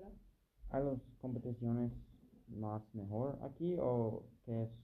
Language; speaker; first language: Spanish; non-native, learner; English